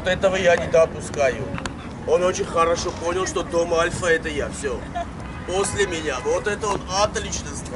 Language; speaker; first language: Russian; non-native, learner; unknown